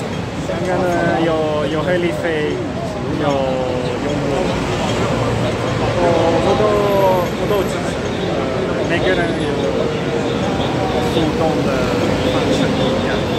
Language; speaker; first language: Chinese; non-native, learner; Italian